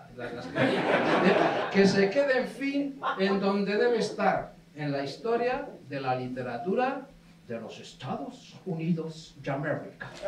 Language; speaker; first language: Spanish; native; Spanish